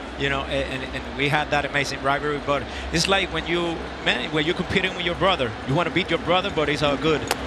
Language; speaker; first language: English; non-native, local second language; Spanish